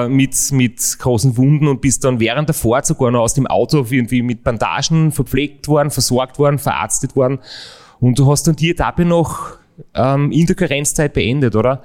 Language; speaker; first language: German; native; German